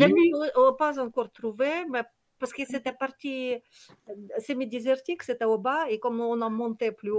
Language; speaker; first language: French; non-native, learner; Kyrgyz